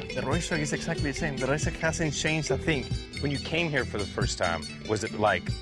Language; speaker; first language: English; non-native, fluent; Spanish